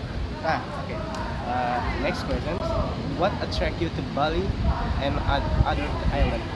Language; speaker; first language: English; non-native, learner; Indonesian